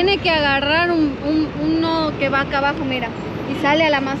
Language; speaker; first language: Spanish; native; Spanish